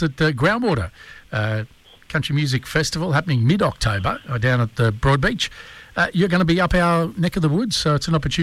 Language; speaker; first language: English; native; English